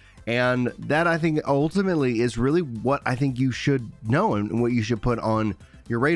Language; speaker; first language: English; native; English